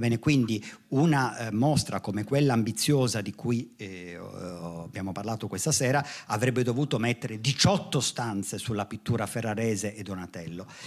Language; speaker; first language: Italian; native; Italian